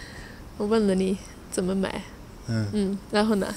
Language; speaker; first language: Chinese; non-native, fluent; Swedish